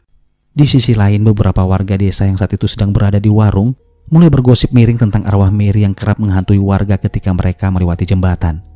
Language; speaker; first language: Indonesian; native; Indonesian